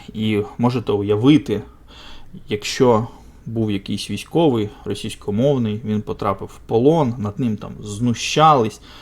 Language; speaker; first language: Ukrainian; non-native, local second language; Russian